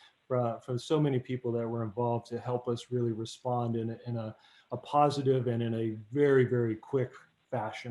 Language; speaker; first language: English; native; English